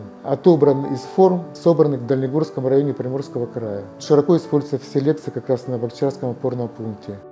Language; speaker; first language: Russian; native; Russian